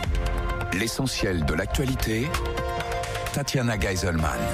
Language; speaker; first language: French; native; French